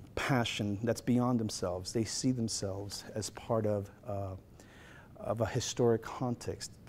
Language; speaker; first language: English; native; English